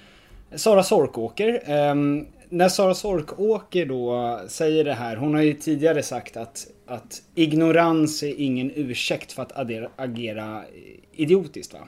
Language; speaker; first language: Swedish; native; Swedish